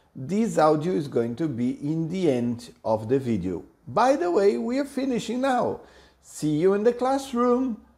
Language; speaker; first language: English; non-native, fluent; Portuguese